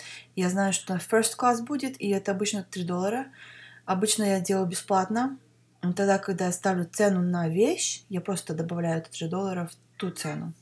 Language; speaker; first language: Russian; early bilingual, heritage; Russian